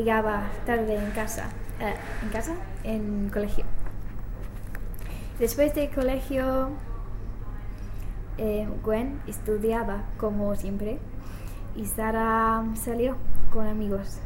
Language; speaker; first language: Spanish; non-native, learner; English